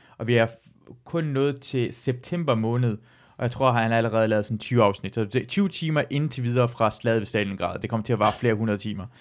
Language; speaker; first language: Danish; early bilingual, other home language; Persian